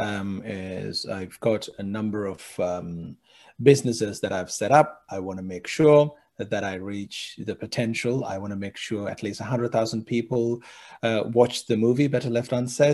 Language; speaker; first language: English; non-native, local second language; Sinhala